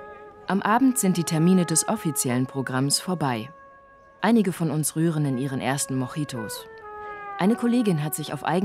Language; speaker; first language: German; native; German